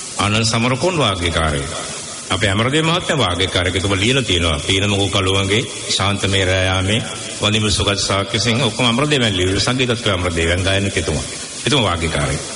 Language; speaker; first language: Sinhala; native; Sinhala